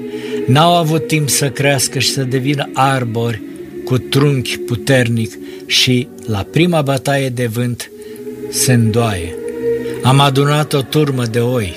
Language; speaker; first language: Romanian; native; Romanian